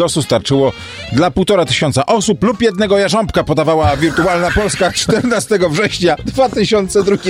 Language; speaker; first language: Polish; native; Polish